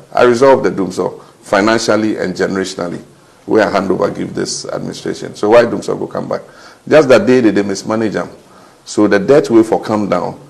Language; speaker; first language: Nigerian Pidgin; non-native, fluent; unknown